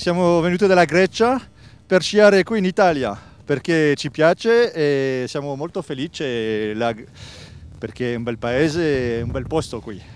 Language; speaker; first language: Italian; non-native, learner; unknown